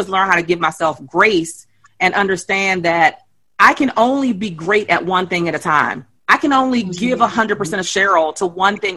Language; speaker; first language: English; native; English